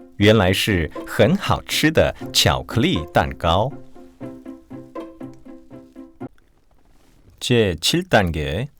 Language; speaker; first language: Chinese; non-native, fluent; Korean